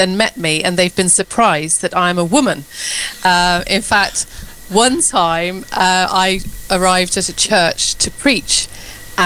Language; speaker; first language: English; native; English